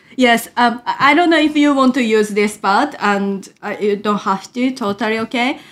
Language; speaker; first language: English; non-native, fluent; Japanese